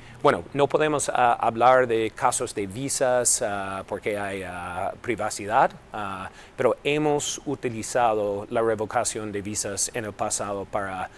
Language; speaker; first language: Spanish; non-native, fluent; English